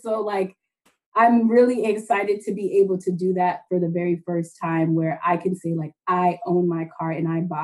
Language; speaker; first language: English; native; English